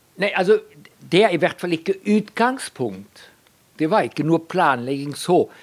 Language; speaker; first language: Norwegian; non-native, fluent; German